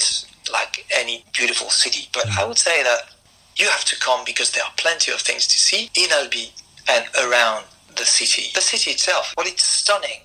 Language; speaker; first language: English; non-native, fluent; French